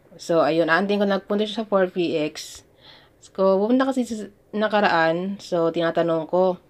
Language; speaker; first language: Filipino; native; Filipino